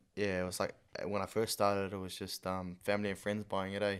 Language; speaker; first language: English; native; English